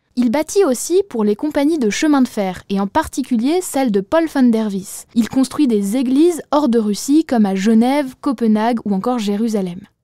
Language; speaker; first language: French; native; French